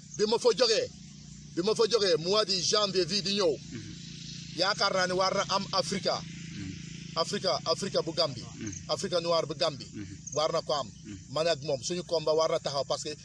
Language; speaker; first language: Wolof; non-native, fluent; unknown